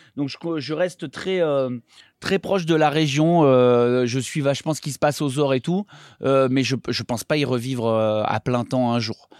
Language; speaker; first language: French; native; French